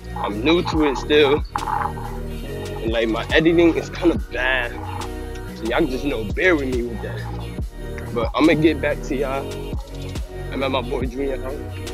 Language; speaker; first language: English; native; English